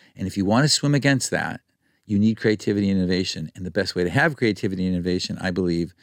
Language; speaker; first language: English; native; English